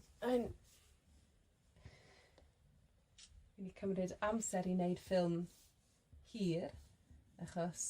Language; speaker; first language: Welsh; non-native, local second language; English